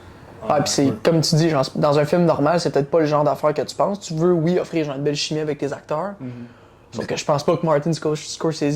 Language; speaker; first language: French; native; French